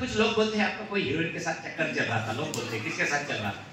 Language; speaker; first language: Hindi; non-native, local second language; Marathi